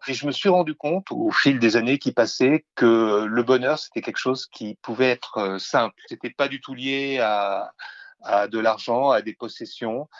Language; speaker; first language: French; native; French